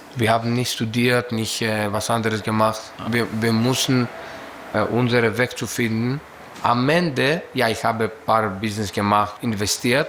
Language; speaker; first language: German; non-native, local second language; Greek